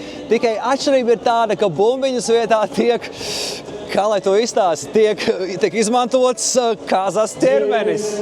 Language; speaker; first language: Latvian; native; Latvian